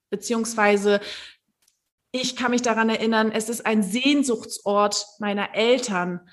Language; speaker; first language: German; early bilingual, other home language; Turkish